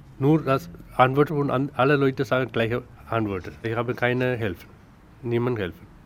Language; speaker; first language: German; non-native, learner; Tamil